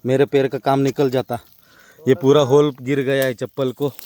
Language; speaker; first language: Hindi; non-native, local second language; Marathi